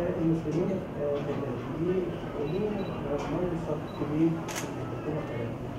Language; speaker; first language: Arabic; non-native, learner; Thai